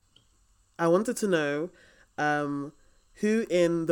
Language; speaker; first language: English; native; English